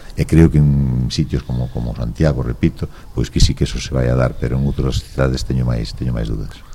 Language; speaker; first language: Galician; native; Galician